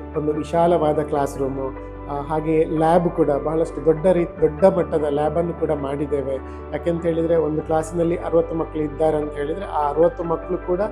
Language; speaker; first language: Kannada; native; Kannada